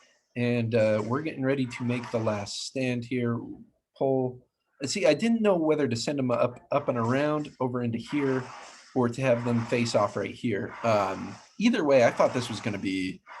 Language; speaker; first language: English; native; English